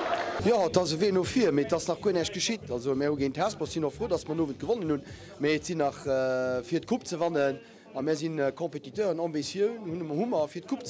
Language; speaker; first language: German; non-native, local second language; Luxembourgish